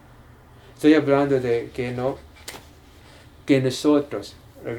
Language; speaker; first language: Spanish; non-native, learner; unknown